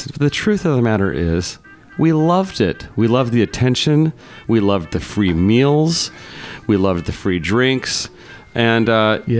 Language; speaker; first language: English; native; English